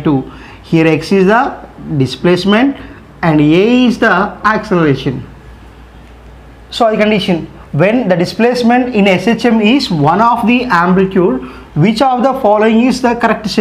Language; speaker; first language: English; non-native, local second language; Telugu